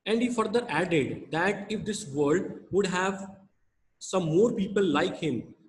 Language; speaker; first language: English; non-native, local second language; Hindi